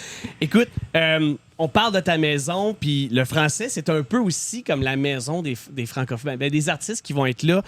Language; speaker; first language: French; native; French